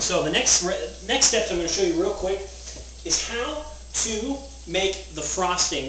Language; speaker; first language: English; native; English